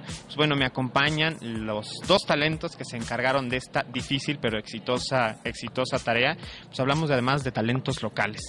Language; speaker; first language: Spanish; native; Spanish